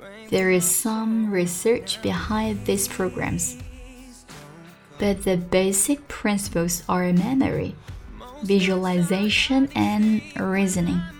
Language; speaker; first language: English; non-native, fluent; Chinese